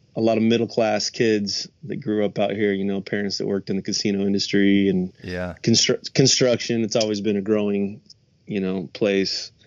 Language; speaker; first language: English; native; English